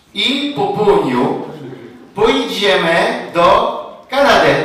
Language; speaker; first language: Polish; early bilingual, heritage; Polish